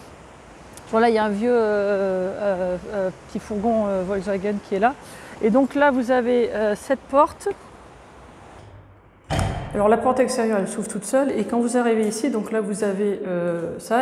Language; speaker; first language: French; native; French